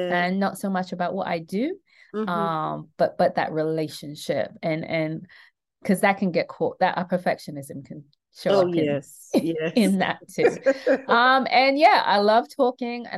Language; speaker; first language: English; native; English